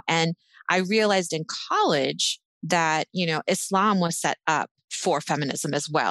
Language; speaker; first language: English; native; English